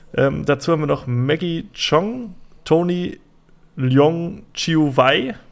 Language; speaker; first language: German; native; German